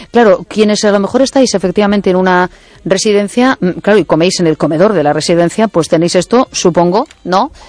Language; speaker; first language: Spanish; native; Spanish